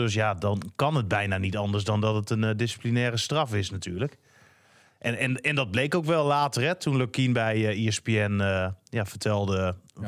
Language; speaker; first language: Dutch; native; Dutch